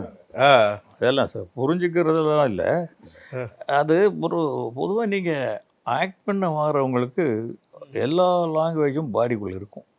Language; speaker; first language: Tamil; native; Tamil